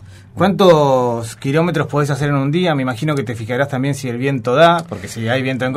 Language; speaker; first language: Spanish; native; Spanish